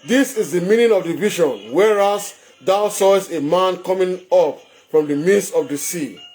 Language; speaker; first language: English; non-native, local second language; Yoruba